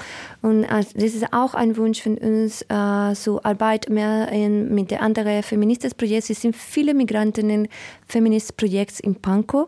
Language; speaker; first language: German; non-native, learner; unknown